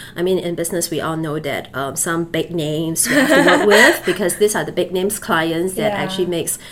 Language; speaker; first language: English; native; English